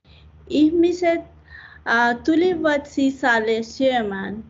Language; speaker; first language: Finnish; non-native, learner; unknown